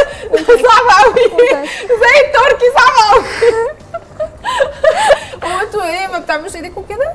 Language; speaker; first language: Arabic; native; Arabic